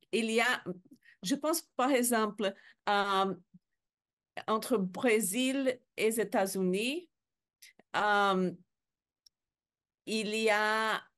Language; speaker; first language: French; non-native, learner; Portuguese